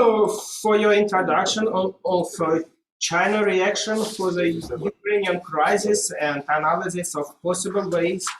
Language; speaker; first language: English; non-native, fluent; Russian